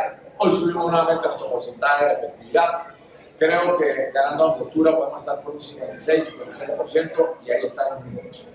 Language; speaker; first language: Spanish; native; Spanish